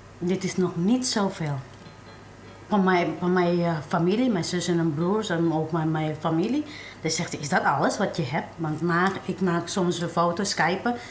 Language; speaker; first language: Dutch; non-native, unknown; English